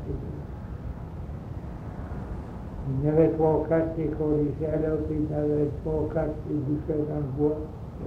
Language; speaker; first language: French; native; French